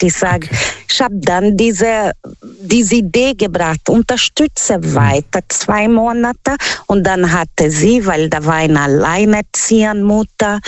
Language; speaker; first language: German; non-native, learner; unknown